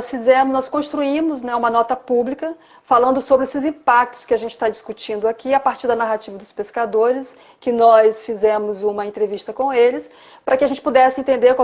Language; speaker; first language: Portuguese; native; Portuguese